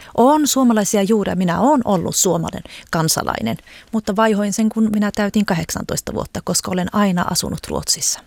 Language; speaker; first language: Finnish; early bilingual, heritage; Finnish